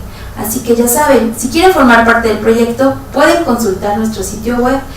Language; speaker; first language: Spanish; native; Spanish